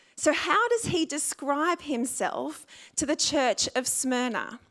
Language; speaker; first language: English; native; English